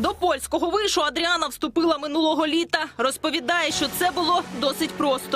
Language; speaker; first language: Ukrainian; native; Ukrainian